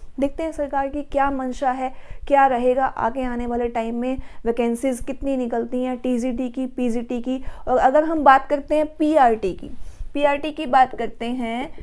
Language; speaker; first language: Hindi; native; Hindi